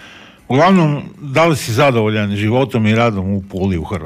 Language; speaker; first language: Croatian; native; Croatian